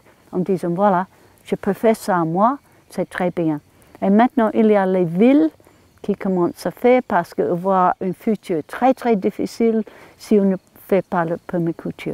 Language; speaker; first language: French; non-native, learner; English